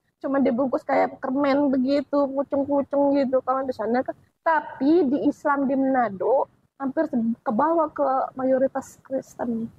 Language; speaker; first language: Indonesian; native; Indonesian